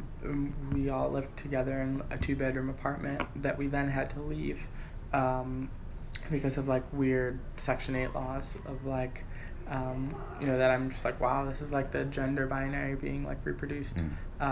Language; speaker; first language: English; native; English